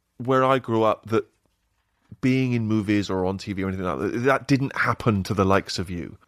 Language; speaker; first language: English; native; English